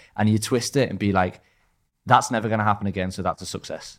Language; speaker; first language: English; native; English